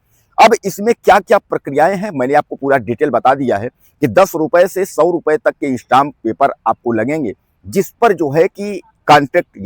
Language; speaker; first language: Hindi; native; Hindi